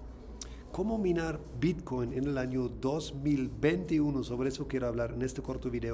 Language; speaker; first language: Spanish; non-native, fluent; German